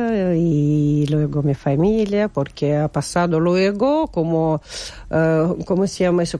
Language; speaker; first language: Spanish; non-native, fluent; Russian